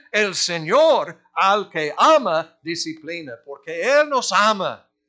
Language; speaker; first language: Spanish; non-native, fluent; English